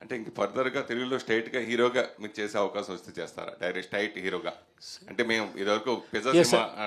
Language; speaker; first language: Telugu; native; Telugu